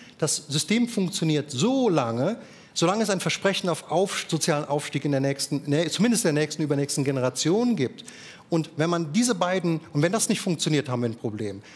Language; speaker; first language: German; native; German